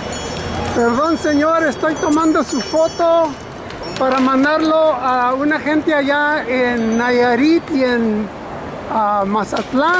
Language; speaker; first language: Spanish; early bilingual, other home language; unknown